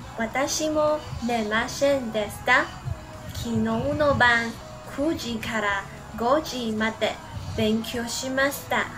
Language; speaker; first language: Japanese; non-native, learner; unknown